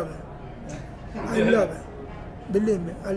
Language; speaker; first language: English; non-native, learner; Spanish